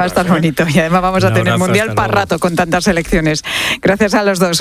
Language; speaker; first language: Spanish; native; Spanish